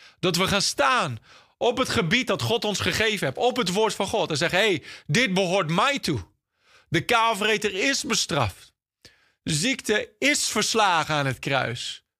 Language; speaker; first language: Dutch; non-native, fluent; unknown